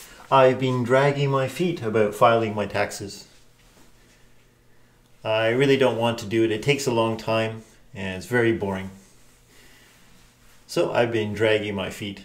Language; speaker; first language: English; native; English